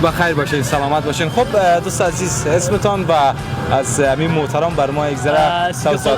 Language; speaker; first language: Persian; native; Persian